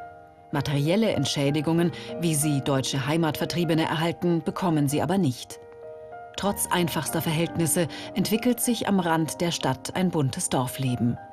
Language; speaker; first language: German; native; German